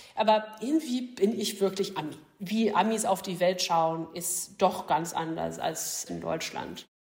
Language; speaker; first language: German; non-native, fluent; English